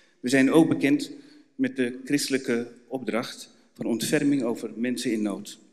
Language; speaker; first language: Dutch; native; Dutch